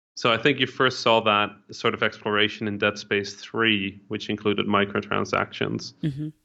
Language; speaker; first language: English; non-native, fluent; Dutch